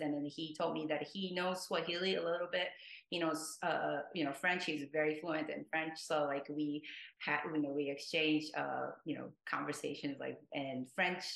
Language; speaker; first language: English; non-native, fluent; Japanese